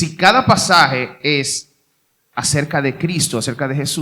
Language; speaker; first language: Spanish; native; Spanish